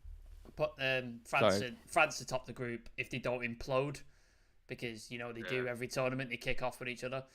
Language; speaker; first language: English; native; English